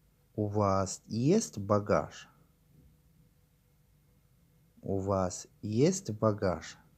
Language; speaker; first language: Russian; non-native, local second language; Tajik